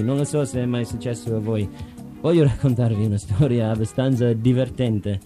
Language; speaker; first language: Italian; non-native, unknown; English